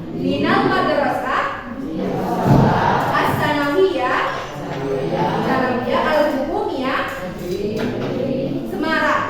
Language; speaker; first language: Arabic; non-native, fluent; Indonesian